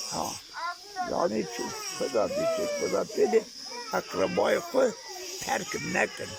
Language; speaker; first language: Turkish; non-native, local second language; Kurdish